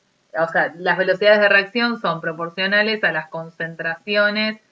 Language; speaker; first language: Spanish; native; Spanish